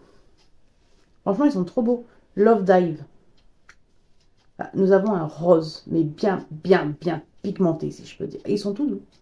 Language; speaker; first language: French; native; French